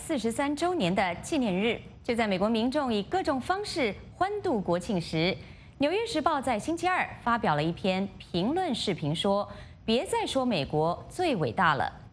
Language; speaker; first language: Chinese; native; Chinese